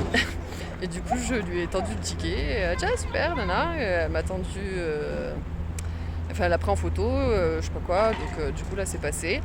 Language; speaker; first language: French; native; French